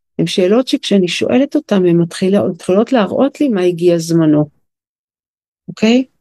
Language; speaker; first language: Hebrew; native; Hebrew